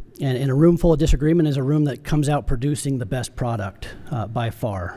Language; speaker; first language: English; native; English